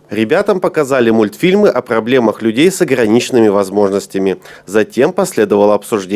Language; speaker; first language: Russian; native; Russian